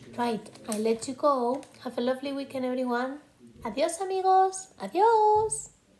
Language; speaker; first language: English; non-native, fluent; Spanish